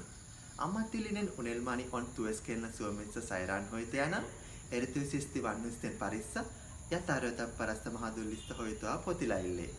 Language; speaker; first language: Finnish; non-native, learner; Sinhala